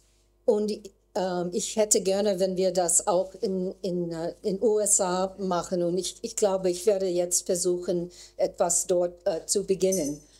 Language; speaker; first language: German; non-native, learner; English